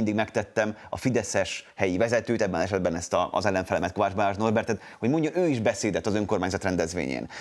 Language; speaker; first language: Hungarian; native; Hungarian